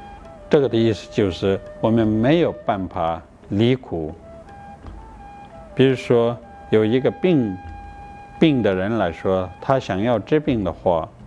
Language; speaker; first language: Chinese; non-native, fluent; Tibetan